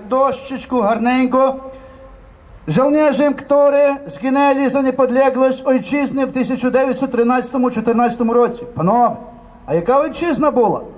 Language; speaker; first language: Ukrainian; native; Ukrainian